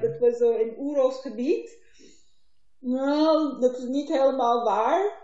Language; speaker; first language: Dutch; non-native, learner; Turkish